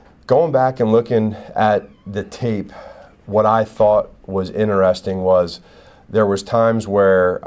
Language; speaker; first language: English; native; English